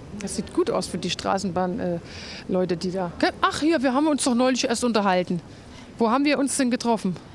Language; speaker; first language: German; native; German